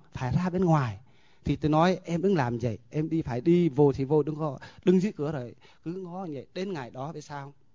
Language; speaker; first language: Vietnamese; non-native, local second language; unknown